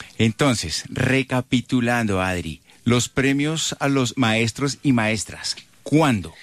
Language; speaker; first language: Spanish; native; Spanish